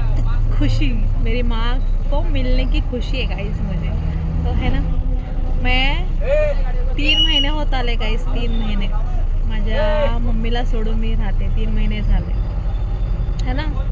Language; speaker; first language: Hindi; non-native, local second language; Marathi